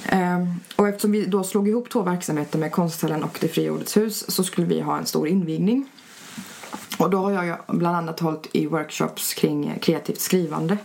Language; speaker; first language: Swedish; early bilingual, other home language; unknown